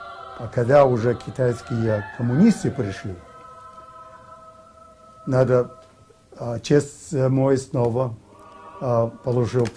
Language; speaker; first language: Russian; early bilingual, heritage; Russian